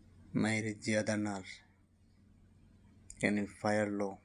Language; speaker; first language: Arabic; non-native, learner; Bangla